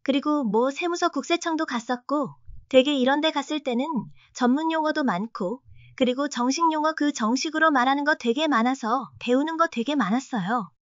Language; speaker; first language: Korean; non-native, fluent; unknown